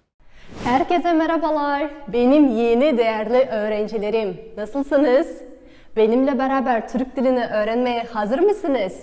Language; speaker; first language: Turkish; non-native, fluent; Kazakh